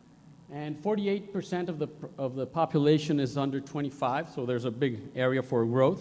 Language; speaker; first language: English; non-native, fluent; Spanish